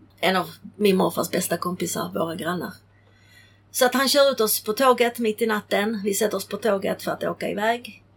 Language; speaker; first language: Swedish; early bilingual, other home language; Czech